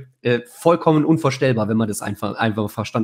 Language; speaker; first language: German; native; German